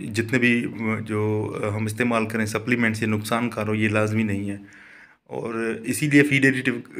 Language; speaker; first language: Urdu; non-native, local second language; Sindhi